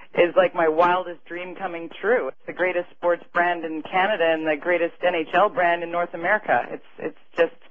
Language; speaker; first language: English; native; English